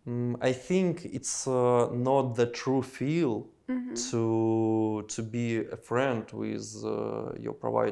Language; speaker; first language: English; non-native, learner; Russian